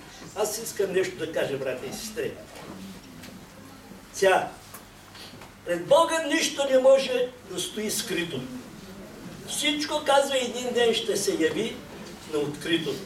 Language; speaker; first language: Bulgarian; non-native, local second language; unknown